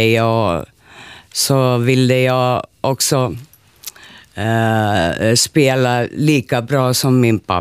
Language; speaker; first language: Swedish; non-native, local second language; Finnish